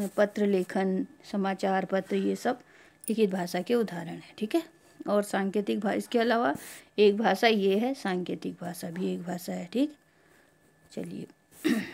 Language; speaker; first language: Hindi; native; Hindi